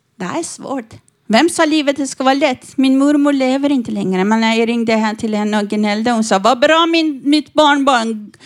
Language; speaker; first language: Swedish; non-native, fluent; Persian